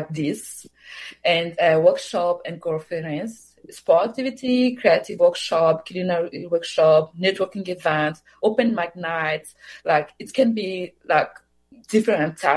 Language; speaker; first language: English; non-native, fluent; Swahili